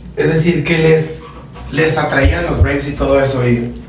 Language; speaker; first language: Spanish; native; Spanish